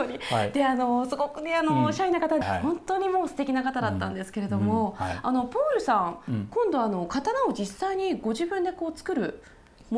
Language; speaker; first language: Japanese; native; Japanese